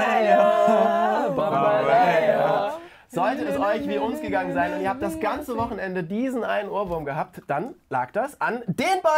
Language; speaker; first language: German; native; German